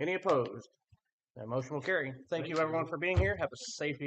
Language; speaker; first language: English; native; English